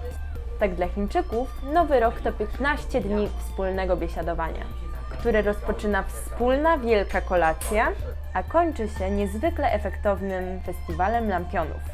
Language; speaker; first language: Polish; native; Polish